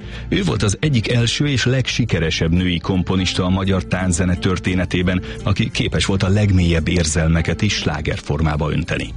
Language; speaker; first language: Hungarian; native; Hungarian